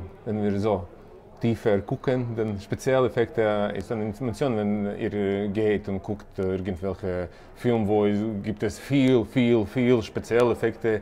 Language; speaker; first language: German; non-native, learner; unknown